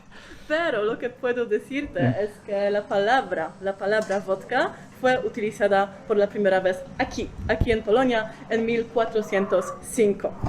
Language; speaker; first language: Spanish; non-native, fluent; Polish